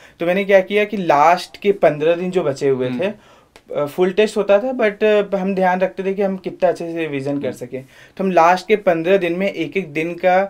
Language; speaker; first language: Hindi; native; Hindi